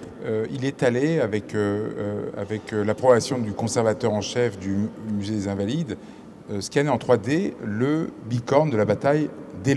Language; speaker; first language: French; native; French